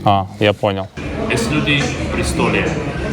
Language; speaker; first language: Russian; native; Russian